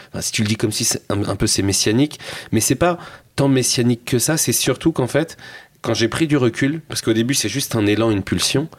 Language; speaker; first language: French; native; French